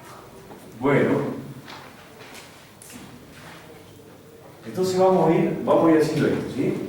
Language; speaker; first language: Spanish; native; Spanish